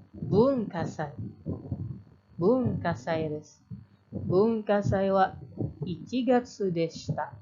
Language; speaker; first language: Japanese; non-native, fluent; Indonesian